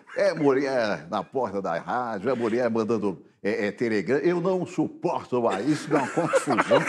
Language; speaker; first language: Portuguese; native; Portuguese